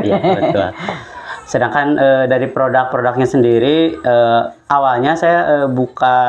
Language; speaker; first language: Indonesian; native; Indonesian